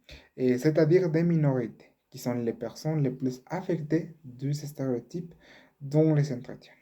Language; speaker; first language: French; non-native, learner; Spanish